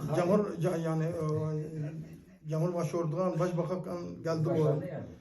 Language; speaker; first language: Turkish; early bilingual, heritage; Arabic